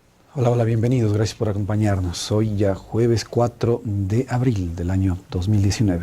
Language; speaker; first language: Spanish; native; Spanish